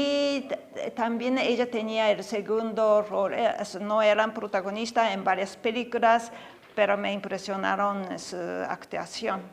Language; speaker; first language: Spanish; non-native, fluent; Japanese